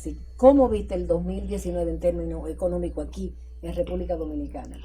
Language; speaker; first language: Spanish; native; Spanish